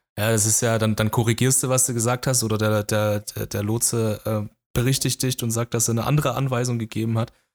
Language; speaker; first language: German; early bilingual, other home language; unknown